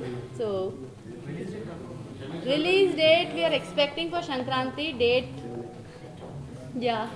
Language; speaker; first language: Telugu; non-native, learner; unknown